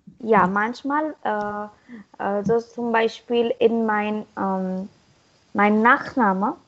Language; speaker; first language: German; non-native, learner; Marathi